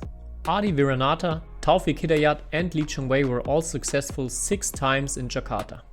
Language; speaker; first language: English; non-native, fluent; German